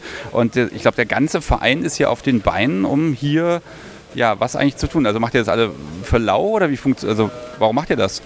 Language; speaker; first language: German; native; German